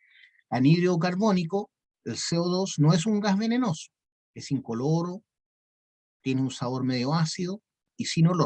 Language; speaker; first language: Spanish; native; Spanish